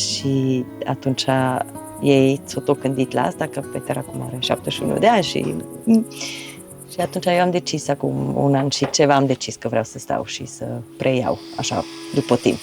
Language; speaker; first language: Romanian; non-native, fluent; German